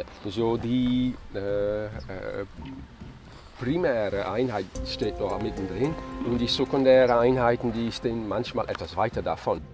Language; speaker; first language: German; non-native, fluent; Latvian